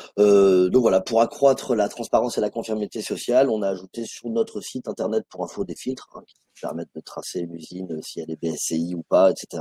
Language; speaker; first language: French; native; French